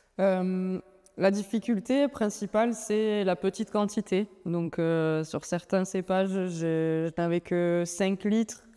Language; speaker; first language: French; native; French